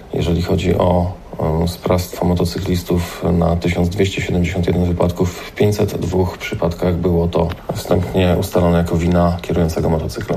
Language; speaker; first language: Polish; native; Polish